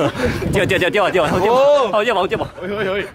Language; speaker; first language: Korean; native; Korean